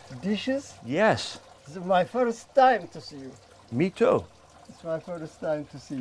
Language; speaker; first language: English; non-native, learner; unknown